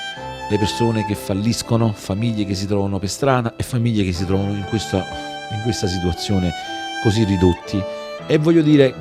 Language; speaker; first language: Italian; native; Italian